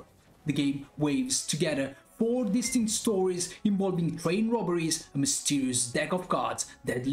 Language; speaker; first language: English; non-native, fluent; Italian